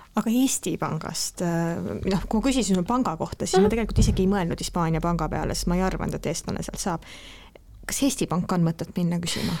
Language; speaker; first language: Estonian; native; Estonian